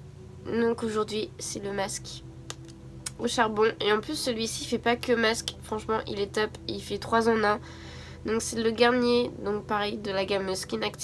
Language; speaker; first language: French; native; French